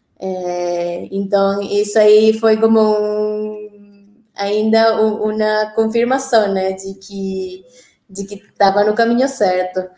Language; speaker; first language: Portuguese; non-native, fluent; Spanish